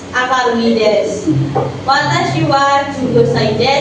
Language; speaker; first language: Japanese; non-native, learner; Indonesian